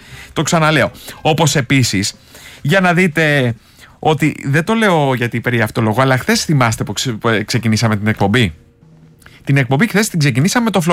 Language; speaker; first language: Greek; native; Greek